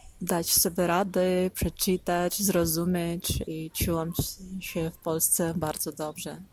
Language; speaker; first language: Polish; non-native, learner; Ukrainian